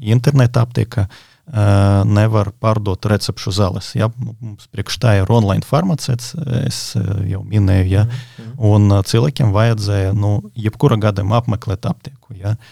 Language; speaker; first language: Latvian; non-native, local second language; Russian